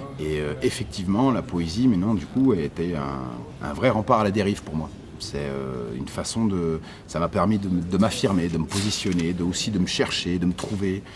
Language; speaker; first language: French; early bilingual, other home language; Arabic